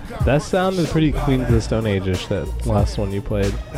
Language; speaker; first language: English; native; English